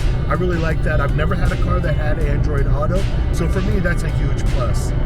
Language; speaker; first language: English; native; English